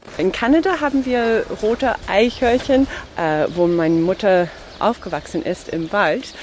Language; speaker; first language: German; non-native, fluent; English